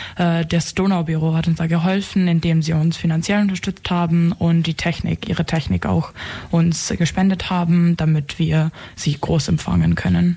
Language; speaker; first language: German; early bilingual, other home language; Serbian